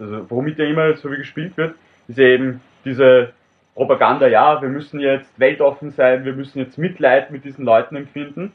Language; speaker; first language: German; native; German